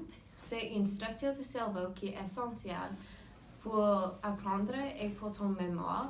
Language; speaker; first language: French; non-native, fluent; English